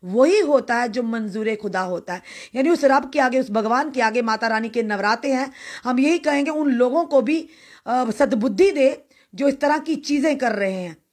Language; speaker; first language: Hindi; native; Hindi